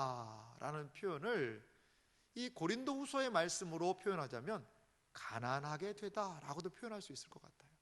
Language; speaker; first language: Korean; native; Korean